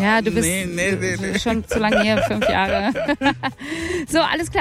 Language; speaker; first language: German; native; German